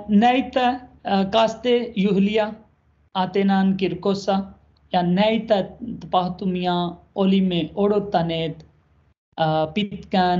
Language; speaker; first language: Finnish; non-native, learner; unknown